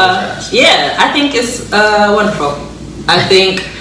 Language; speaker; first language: English; native; English